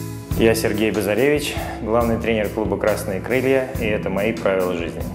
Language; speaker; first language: Russian; native; Russian